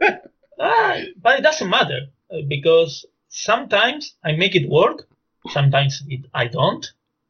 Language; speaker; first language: English; non-native, fluent; Spanish